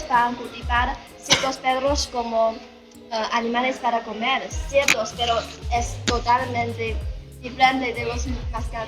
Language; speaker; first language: Spanish; non-native, learner; Chinese